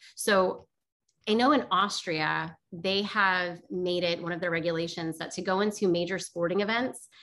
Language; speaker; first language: English; native; English